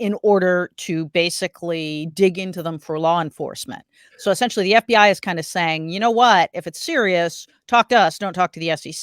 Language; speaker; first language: English; native; English